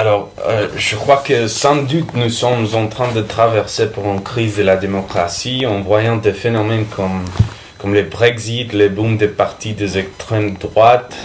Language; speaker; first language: French; non-native, fluent; Spanish